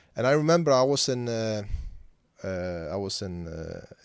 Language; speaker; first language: English; non-native, fluent; Swedish